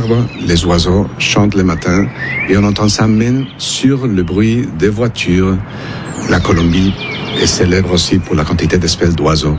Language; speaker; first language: French; non-native, fluent; Spanish